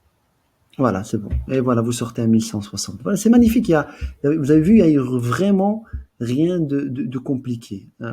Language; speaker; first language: French; native; French